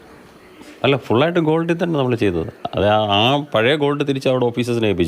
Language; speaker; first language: Malayalam; native; Malayalam